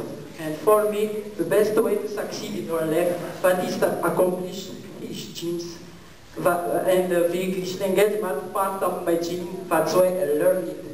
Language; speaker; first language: English; non-native, learner; Malagasy